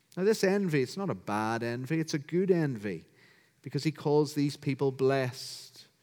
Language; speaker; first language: English; native; English